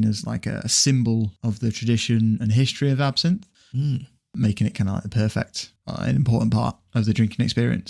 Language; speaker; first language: English; native; English